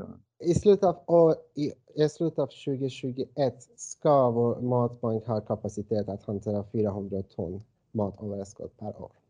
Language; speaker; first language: Swedish; non-native, fluent; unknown